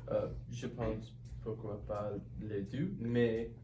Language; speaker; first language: French; non-native, learner; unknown